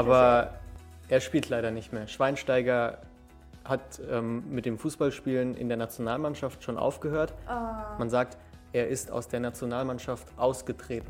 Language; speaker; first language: German; early bilingual, other home language; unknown